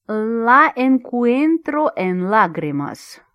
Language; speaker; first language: Spanish; non-native, fluent; Russian